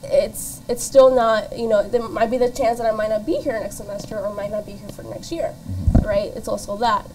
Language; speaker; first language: English; native; English